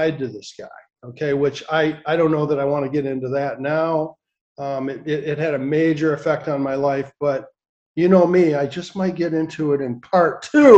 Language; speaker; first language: English; native; English